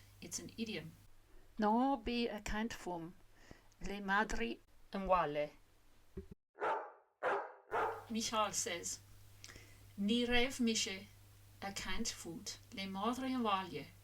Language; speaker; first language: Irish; non-native, learner; English